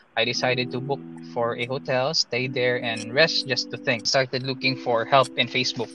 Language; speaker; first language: English; non-native, local second language; Cebuano